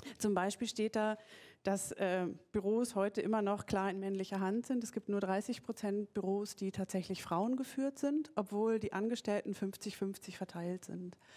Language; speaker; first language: German; native; German